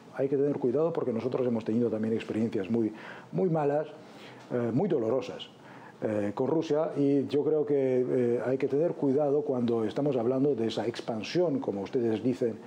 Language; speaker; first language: Spanish; non-native, fluent; Polish